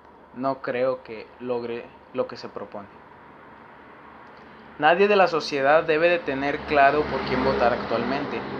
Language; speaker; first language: Spanish; native; Spanish